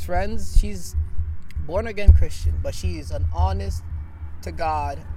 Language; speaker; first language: English; early bilingual, other home language; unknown